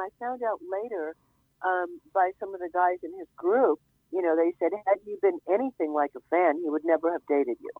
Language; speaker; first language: English; native; English